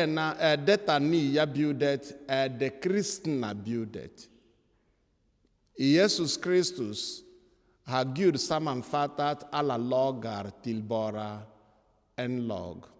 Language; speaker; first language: Swedish; non-native, fluent; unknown